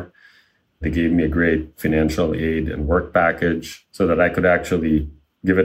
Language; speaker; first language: English; non-native, local second language; Filipino